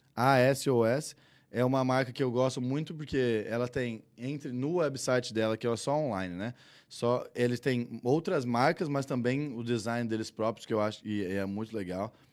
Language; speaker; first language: Portuguese; early bilingual, heritage; Portuguese